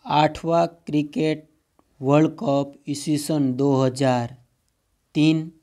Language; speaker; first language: Hindi; non-native, local second language; Gujarati